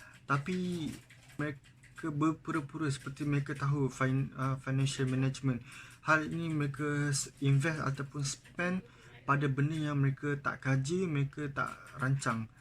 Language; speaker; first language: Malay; native; Malay